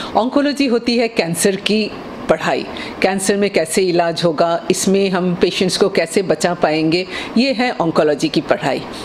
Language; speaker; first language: Hindi; non-native, local second language; Bangla